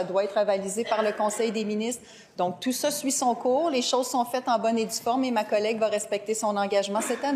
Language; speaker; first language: French; native; French